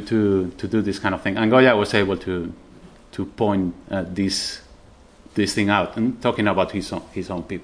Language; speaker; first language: English; non-native, fluent; Spanish